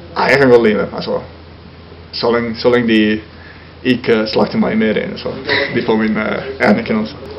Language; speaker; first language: Danish; non-native, fluent; Finnish